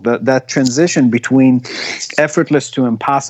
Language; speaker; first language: English; non-native, fluent; Hebrew